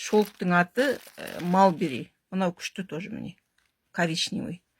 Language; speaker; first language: Russian; non-native, local second language; Kazakh